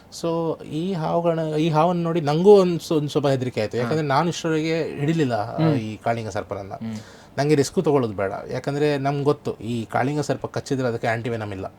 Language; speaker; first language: Kannada; non-native, local second language; Konkani